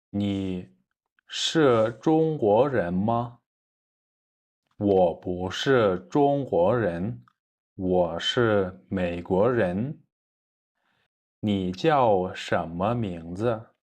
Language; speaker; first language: Chinese; non-native, fluent; Kyrgyz